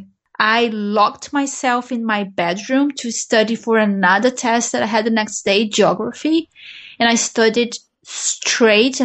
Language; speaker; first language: English; non-native, fluent; Portuguese